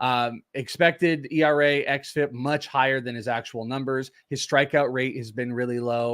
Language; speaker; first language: English; native; English